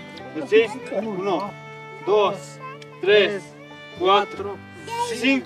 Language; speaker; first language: Spanish; non-native, learner; Serbian